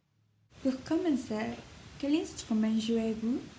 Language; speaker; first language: French; non-native, learner; Spanish